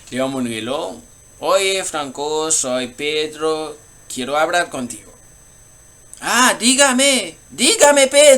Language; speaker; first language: Spanish; non-native, learner; Haitian Creole